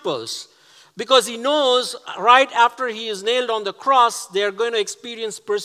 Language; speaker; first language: English; non-native, local second language; Tamil